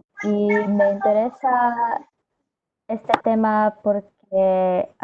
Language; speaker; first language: Spanish; non-native, learner; English